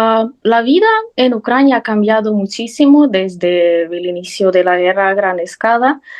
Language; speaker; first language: Spanish; non-native, fluent; Ukrainian